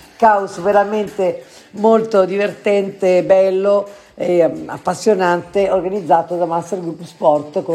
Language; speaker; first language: Italian; native; Italian